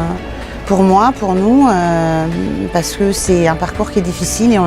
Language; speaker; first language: French; native; French